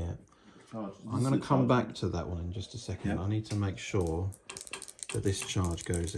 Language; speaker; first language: English; native; English